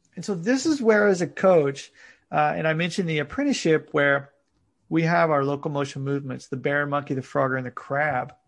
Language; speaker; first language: English; native; English